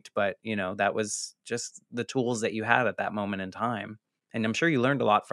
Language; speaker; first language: English; native; English